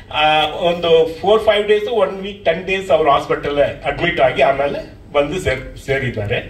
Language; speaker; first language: Kannada; non-native, learner; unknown